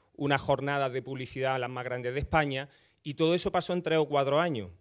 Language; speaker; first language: Spanish; native; Spanish